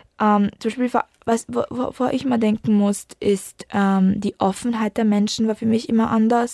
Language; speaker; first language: German; early bilingual, other home language; Italian